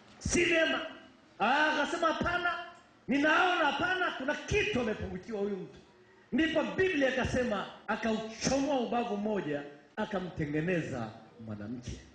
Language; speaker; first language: Swahili; native; Swahili